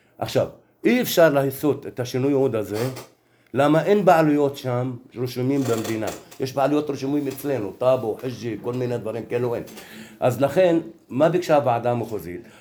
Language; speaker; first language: Hebrew; non-native, local second language; Arabic